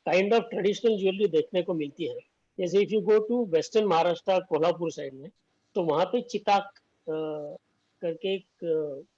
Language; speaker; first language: Hindi; non-native, local second language; Marathi